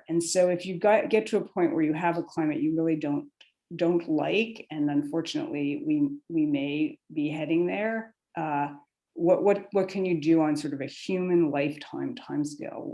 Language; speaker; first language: English; native; English